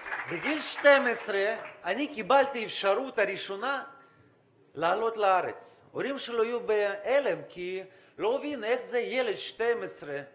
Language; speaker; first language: Hebrew; non-native, fluent; Russian